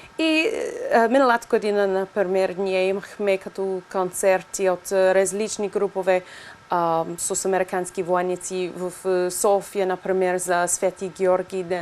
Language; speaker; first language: Bulgarian; non-native, learner; English